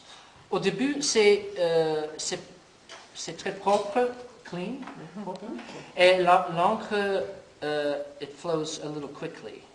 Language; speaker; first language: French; non-native, learner; English